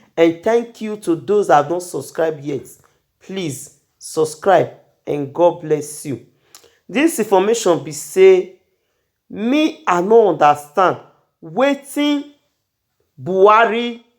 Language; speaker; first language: Nigerian Pidgin; non-native, local second language; Bini